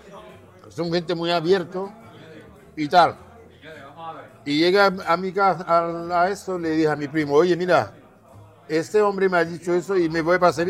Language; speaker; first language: Spanish; non-native, fluent; Haitian Creole